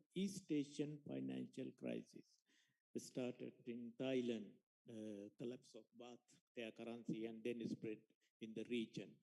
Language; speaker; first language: English; non-native, local second language; Sinhala